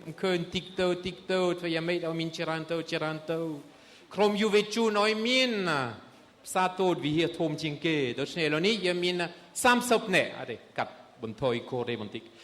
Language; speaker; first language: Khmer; non-native, fluent; French